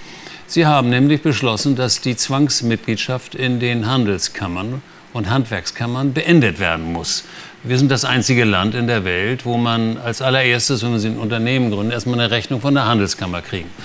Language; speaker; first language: German; native; German